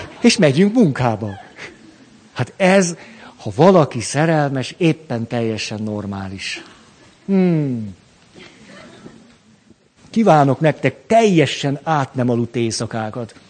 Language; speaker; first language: Hungarian; native; Hungarian